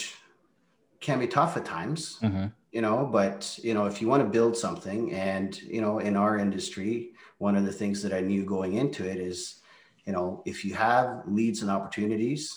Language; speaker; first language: English; non-native, fluent; Norwegian